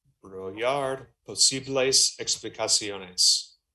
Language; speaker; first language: Spanish; non-native, learner; English